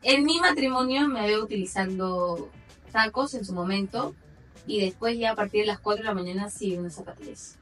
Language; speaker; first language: Spanish; native; Spanish